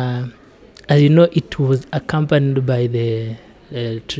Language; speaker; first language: English; non-native, local second language; Kalenjin